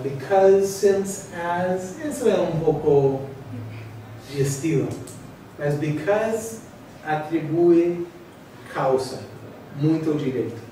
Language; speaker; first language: Portuguese; non-native, fluent; English